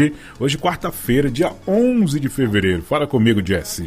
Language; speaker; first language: Portuguese; native; Portuguese